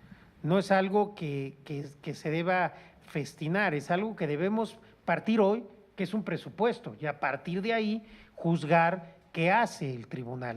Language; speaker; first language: Spanish; native; Spanish